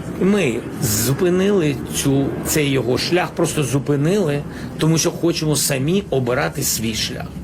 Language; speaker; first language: Ukrainian; non-native, local second language; Russian